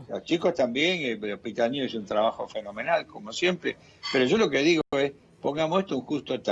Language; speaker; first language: Spanish; native; Spanish